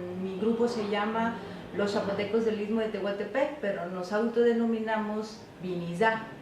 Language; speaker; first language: Spanish; non-native, local second language; Zapotec